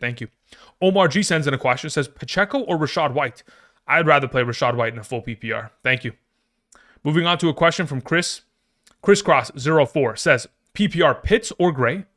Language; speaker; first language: English; native; English